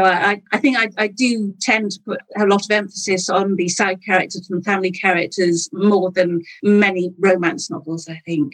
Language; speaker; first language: English; native; English